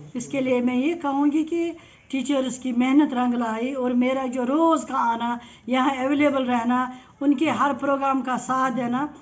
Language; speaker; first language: Hindi; non-native, local second language; Kashmiri